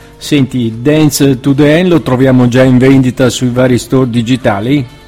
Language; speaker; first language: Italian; native; Italian